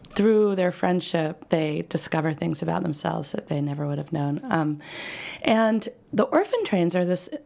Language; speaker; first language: English; native; English